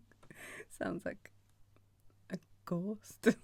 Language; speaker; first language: English; native; English